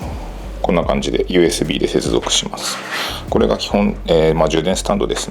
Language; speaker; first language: Japanese; native; Japanese